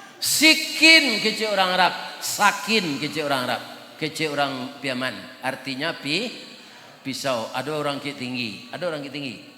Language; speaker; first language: Malay; non-native, local second language; Minangkabau